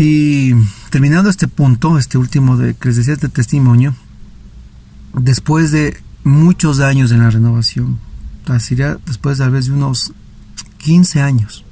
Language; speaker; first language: Spanish; native; Spanish